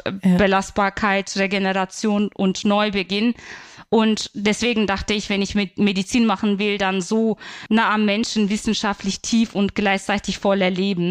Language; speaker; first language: German; non-native, fluent; Turkish